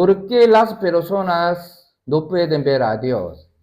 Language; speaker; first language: Spanish; non-native, learner; Korean